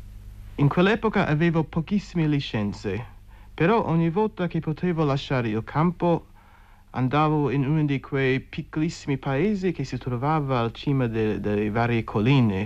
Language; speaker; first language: Italian; non-native, fluent; English